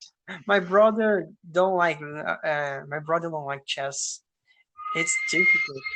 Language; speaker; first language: English; non-native, learner; Portuguese